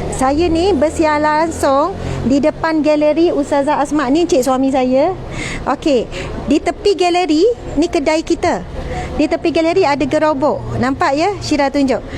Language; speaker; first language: Malay; native; Malay